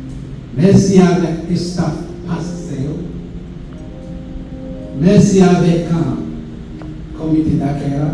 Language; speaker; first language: French; non-native, local second language; Haitian Creole